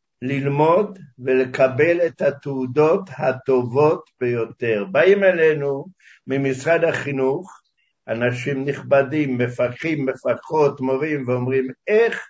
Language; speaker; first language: Hebrew; early bilingual, other home language; Hungarian